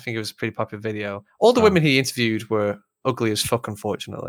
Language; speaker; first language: English; native; English